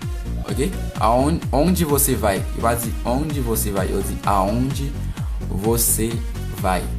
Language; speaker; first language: Portuguese; non-native, learner; Haitian Creole